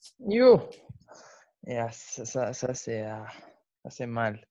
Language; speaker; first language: French; non-native, learner; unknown